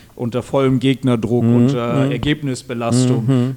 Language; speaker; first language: German; native; German